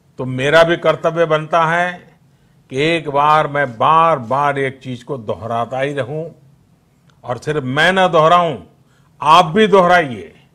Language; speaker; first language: Hindi; non-native, local second language; Gujarati